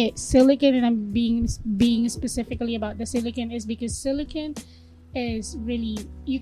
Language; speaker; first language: English; non-native, local second language; Filipino